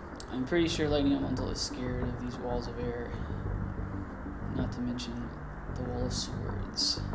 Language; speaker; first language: English; native; English